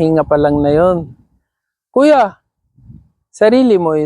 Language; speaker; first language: Filipino; non-native, learner; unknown